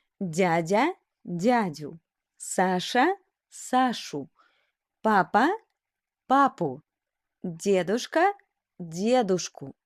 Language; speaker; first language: Russian; non-native, fluent; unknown